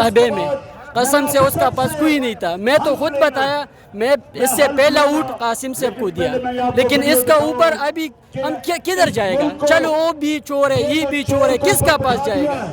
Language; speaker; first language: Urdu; non-native, local second language; Pashto